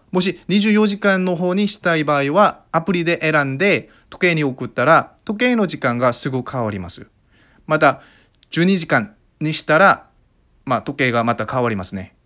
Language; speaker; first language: Japanese; non-native, fluent; Korean